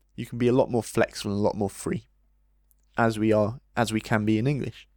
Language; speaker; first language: English; native; English